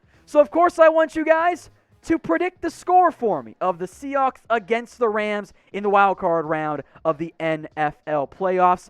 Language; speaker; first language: English; native; English